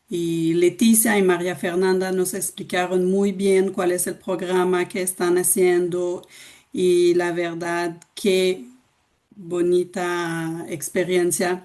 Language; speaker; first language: Spanish; non-native, fluent; French